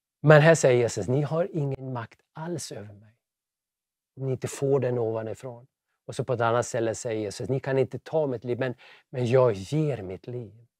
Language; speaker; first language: Swedish; native; Swedish